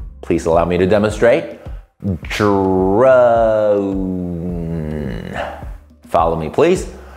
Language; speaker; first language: English; non-native, fluent; Chinese